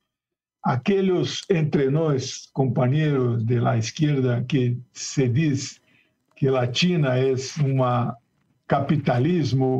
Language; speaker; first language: Spanish; non-native, learner; Portuguese